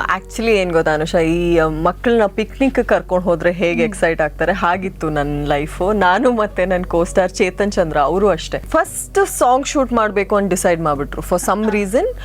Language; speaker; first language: Kannada; non-native, local second language; Kodava